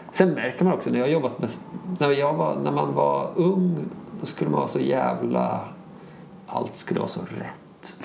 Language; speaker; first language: Swedish; native; Swedish